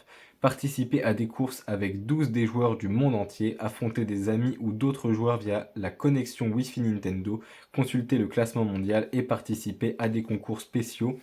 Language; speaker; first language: French; native; French